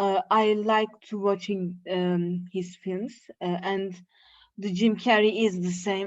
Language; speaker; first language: English; non-native, learner; Turkish